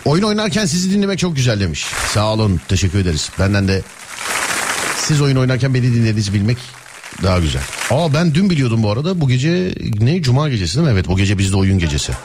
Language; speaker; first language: Turkish; native; Turkish